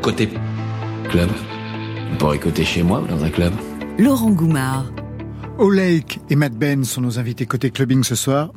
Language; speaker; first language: French; native; French